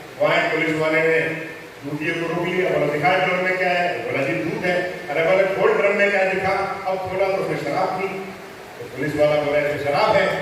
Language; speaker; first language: Hindi; non-native, local second language; Punjabi